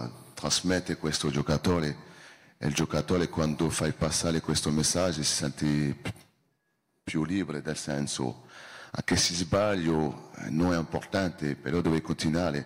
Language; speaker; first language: Italian; non-native, learner; French